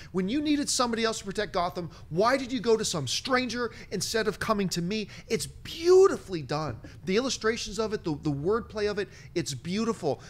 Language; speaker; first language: English; native; English